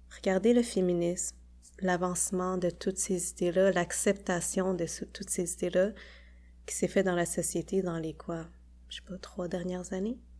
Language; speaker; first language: French; early bilingual, other home language; Khmer